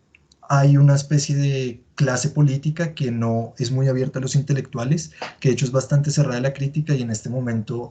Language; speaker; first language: Spanish; native; Spanish